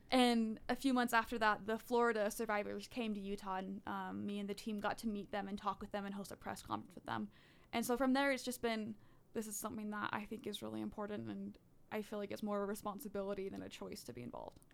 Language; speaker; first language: English; early bilingual, other home language; Dutch